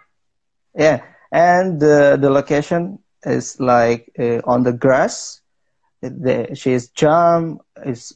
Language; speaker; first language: English; non-native, learner; Indonesian